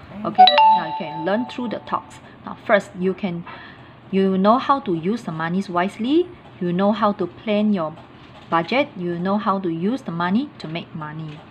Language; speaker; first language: English; non-native, local second language; Chinese